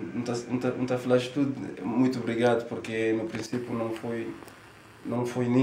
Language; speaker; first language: Portuguese; non-native, learner; French